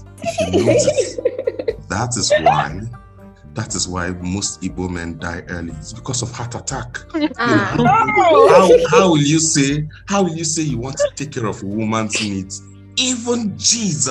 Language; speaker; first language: English; non-native, local second language; Igbo